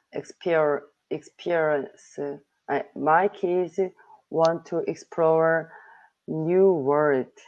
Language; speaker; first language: English; non-native, learner; Korean